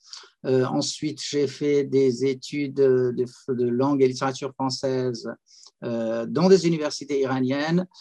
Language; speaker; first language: French; non-native, fluent; Persian